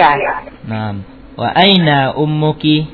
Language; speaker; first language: Arabic; non-native, fluent; Indonesian